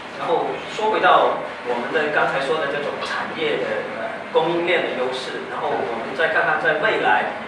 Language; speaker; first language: Chinese; native; Chinese